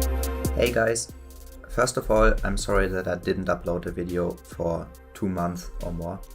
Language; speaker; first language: English; non-native, fluent; German